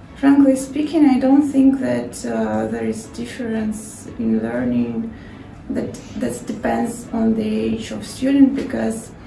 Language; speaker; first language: English; non-native, fluent; Russian